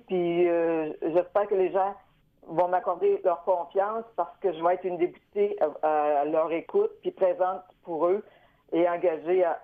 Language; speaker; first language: French; native; French